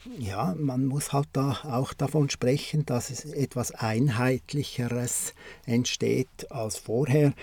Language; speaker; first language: German; native; German